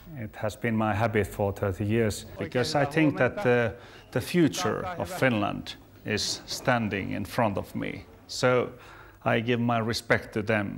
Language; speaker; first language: English; non-native, fluent; Finnish